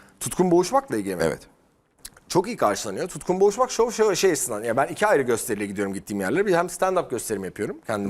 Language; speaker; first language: Turkish; native; Turkish